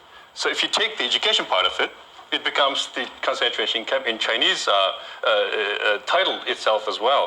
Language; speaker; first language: English; non-native, fluent; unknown